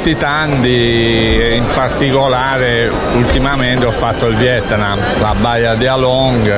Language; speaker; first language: Italian; native; Italian